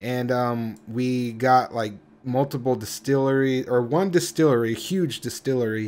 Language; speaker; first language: English; native; English